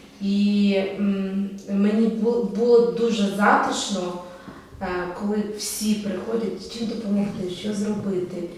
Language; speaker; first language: Ukrainian; non-native, local second language; Russian